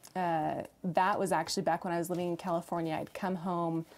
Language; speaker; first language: English; native; English